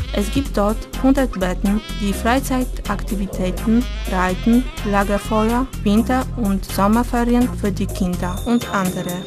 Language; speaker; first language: German; non-native, fluent; Polish